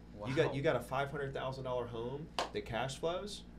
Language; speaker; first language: English; native; English